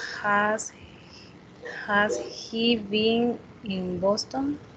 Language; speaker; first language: English; non-native, learner; Spanish